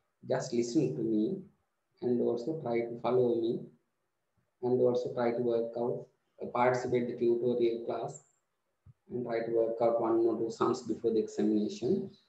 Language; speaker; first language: English; non-native, local second language; Sinhala